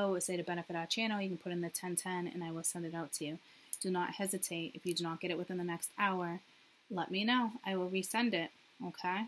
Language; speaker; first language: English; native; English